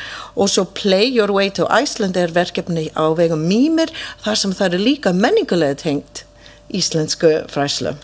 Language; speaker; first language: Icelandic; non-native, fluent; English